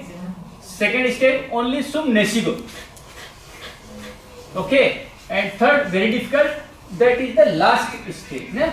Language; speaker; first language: English; non-native, learner; Hindi